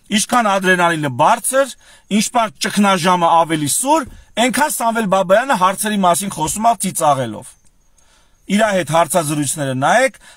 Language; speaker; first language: Armenian; native; Armenian